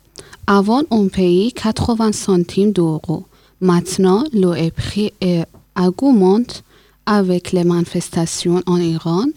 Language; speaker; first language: French; non-native, learner; Persian